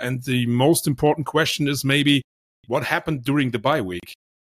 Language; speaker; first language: English; non-native, fluent; German